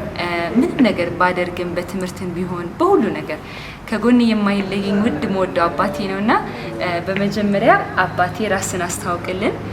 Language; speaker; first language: Amharic; early bilingual, heritage; Amharic